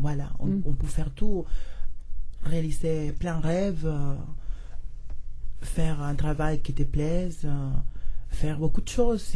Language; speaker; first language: French; non-native, learner; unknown